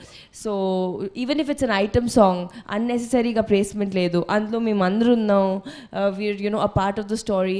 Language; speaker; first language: Telugu; non-native, fluent; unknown